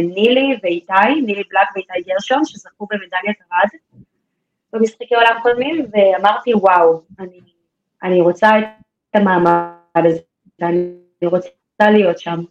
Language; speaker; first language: Hebrew; native; Hebrew